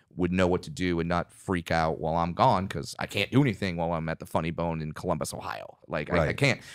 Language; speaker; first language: English; native; English